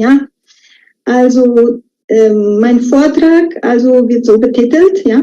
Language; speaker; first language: German; non-native, fluent; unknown